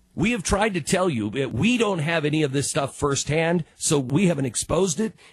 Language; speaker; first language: English; native; English